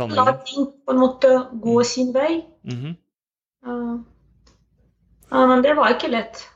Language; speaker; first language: Norwegian; non-native, fluent; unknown